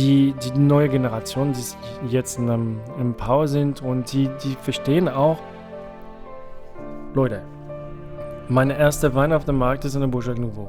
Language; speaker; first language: German; non-native, fluent; French